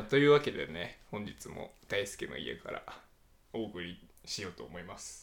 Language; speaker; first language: Japanese; native; Japanese